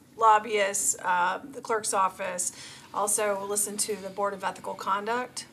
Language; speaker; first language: English; native; English